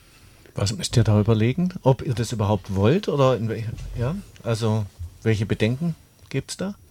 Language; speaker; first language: German; native; German